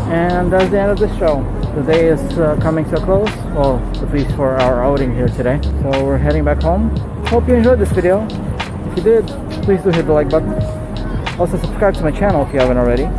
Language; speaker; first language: English; native; English